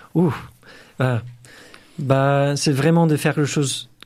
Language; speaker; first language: French; non-native, fluent; English